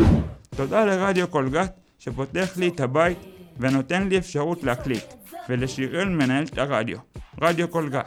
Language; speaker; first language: Hebrew; native; Hebrew